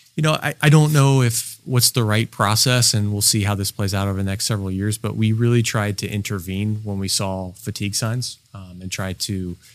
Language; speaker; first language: English; native; English